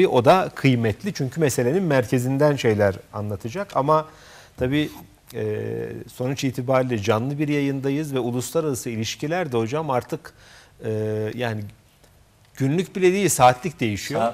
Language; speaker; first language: Turkish; native; Turkish